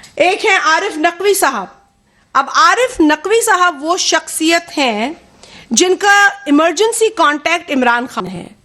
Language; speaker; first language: Urdu; non-native, local second language; Sindhi